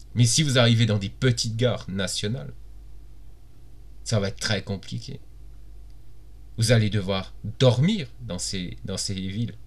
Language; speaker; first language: French; native; French